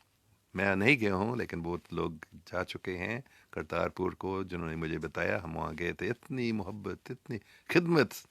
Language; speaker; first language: Hindi; non-native, local second language; English